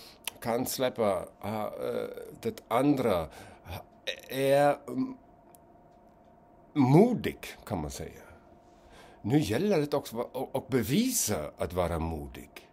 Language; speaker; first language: Swedish; non-native, fluent; German